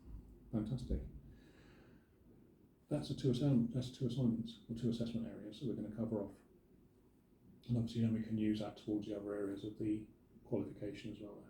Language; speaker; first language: English; native; English